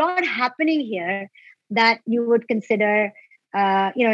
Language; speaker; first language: English; non-native, local second language; Urdu